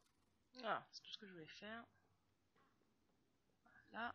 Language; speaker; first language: French; native; French